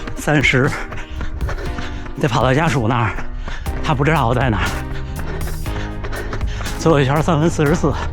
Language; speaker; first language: Chinese; native; Chinese